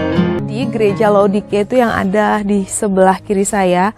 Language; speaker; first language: Indonesian; native; Indonesian